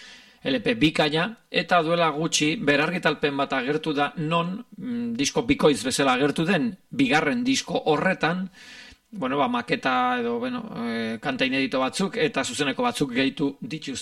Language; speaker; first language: Basque; native; Basque